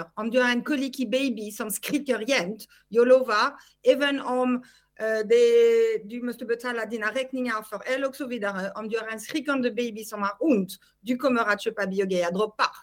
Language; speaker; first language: Swedish; non-native, fluent; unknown